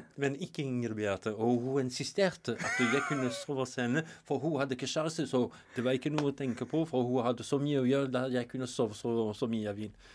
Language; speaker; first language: Norwegian; non-native, fluent; French